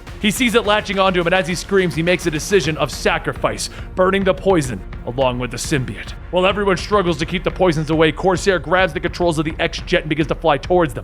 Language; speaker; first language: English; native; English